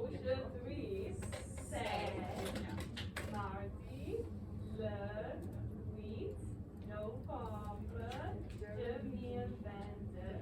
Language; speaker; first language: French; non-native, local second language; English